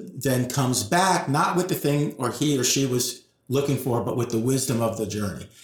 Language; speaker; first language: English; native; English